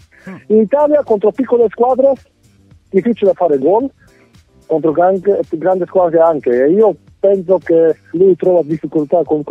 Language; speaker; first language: Italian; non-native, fluent; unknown